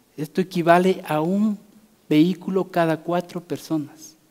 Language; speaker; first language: Spanish; native; Spanish